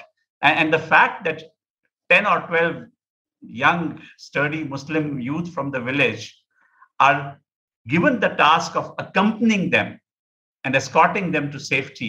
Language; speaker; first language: English; non-native, local second language; Punjabi